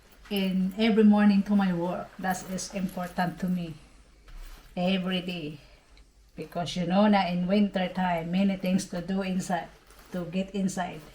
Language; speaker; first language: English; non-native, learner; Cebuano